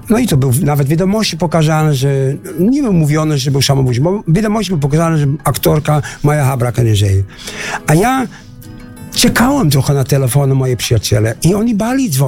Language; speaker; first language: Polish; non-native, learner; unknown